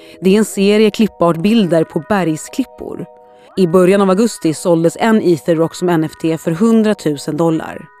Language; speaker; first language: Swedish; native; Swedish